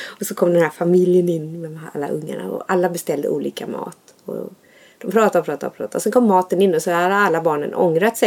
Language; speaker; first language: Swedish; native; Swedish